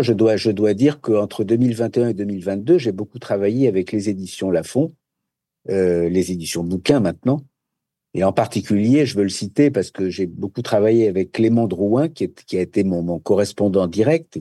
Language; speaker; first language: French; native; French